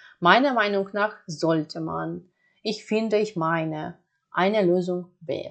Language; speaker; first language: German; non-native, fluent; Ukrainian